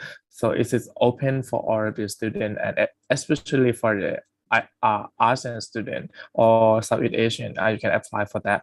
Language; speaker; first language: English; non-native, fluent; Thai